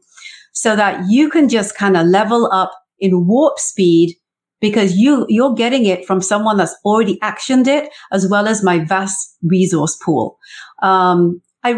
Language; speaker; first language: English; native; English